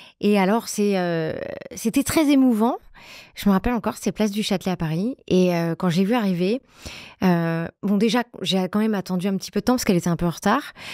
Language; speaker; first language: French; native; French